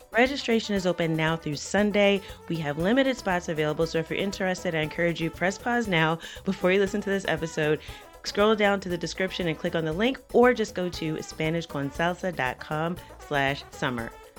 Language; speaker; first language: English; native; English